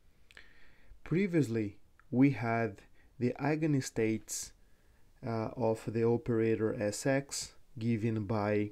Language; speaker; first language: English; non-native, fluent; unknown